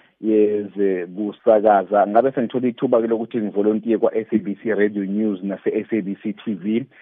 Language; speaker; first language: Zulu; native; Zulu